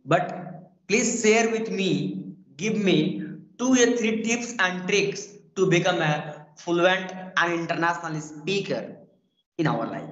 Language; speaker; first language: English; non-native, learner; Hindi